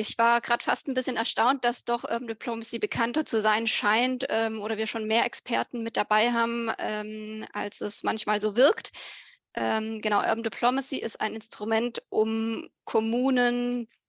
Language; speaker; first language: German; native; German